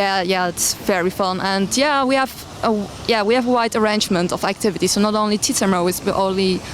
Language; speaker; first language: English; non-native, fluent; Dutch